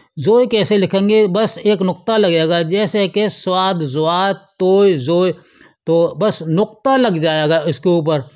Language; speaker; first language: Hindi; native; Hindi